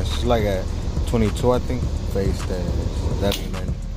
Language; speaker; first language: English; early bilingual, other home language; Spanish